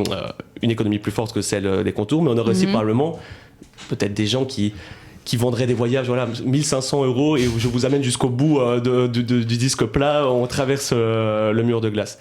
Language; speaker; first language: French; native; French